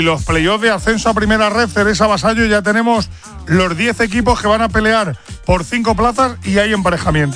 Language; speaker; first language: Spanish; native; Spanish